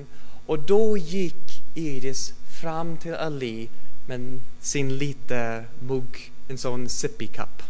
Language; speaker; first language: Swedish; non-native, fluent; English